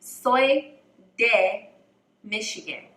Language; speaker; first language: Spanish; non-native, fluent; English